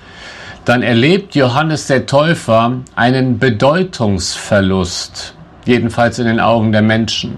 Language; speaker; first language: German; native; German